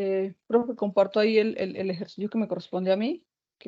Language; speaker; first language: Spanish; native; Spanish